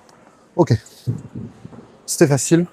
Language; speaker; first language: French; native; French